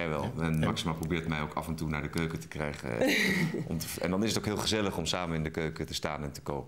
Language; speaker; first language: Dutch; native; Dutch